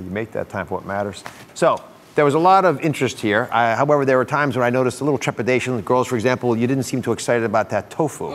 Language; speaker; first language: English; native; English